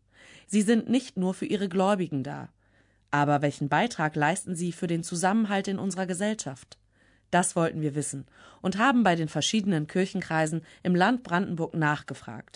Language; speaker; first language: German; native; German